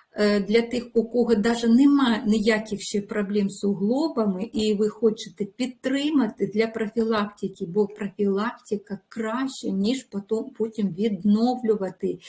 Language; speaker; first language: Ukrainian; non-native, local second language; Russian